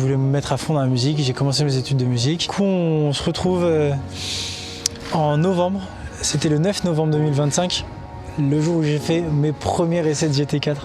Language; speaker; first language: French; native; French